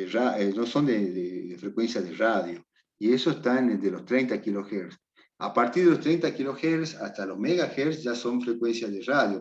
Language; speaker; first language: Spanish; native; Spanish